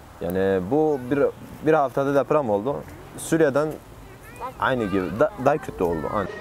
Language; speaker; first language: Turkish; non-native, learner; Arabic